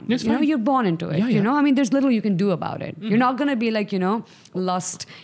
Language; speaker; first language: English; non-native, local second language; Sindhi